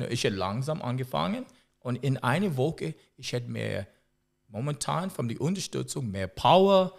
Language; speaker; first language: German; non-native, learner; English